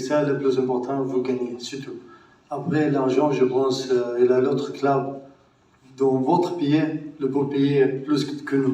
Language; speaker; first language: French; non-native, learner; Arabic